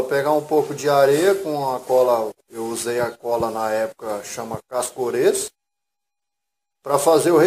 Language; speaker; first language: Portuguese; native; Portuguese